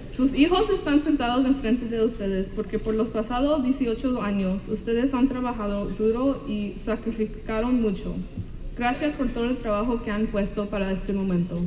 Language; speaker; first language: Spanish; early bilingual, heritage; Spanish